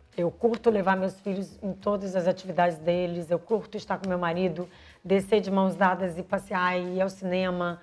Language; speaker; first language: Portuguese; native; Portuguese